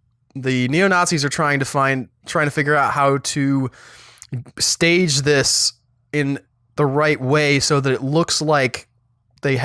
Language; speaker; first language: English; native; English